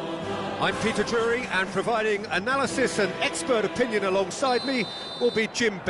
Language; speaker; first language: English; native; English